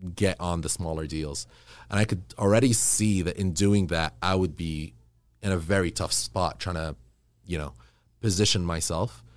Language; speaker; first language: English; early bilingual, other home language; Arabic